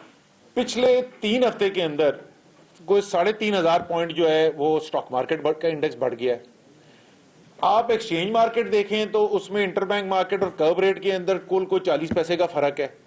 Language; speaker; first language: Urdu; native; Urdu